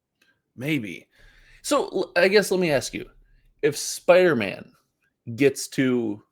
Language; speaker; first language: English; native; English